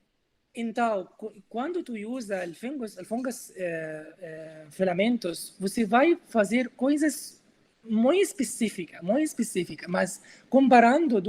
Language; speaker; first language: Portuguese; non-native, learner; Arabic